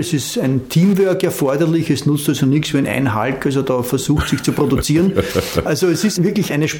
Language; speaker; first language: German; native; German